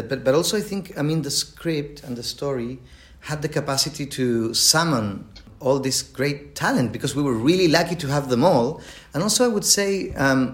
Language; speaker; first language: English; non-native, fluent; Spanish